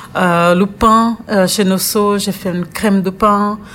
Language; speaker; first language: French; non-native, fluent; Portuguese